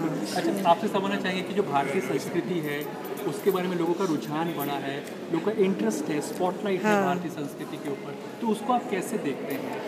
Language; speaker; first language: Hindi; native; Hindi